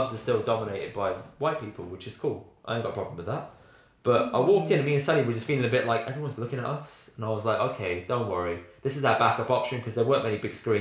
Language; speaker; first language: English; native; English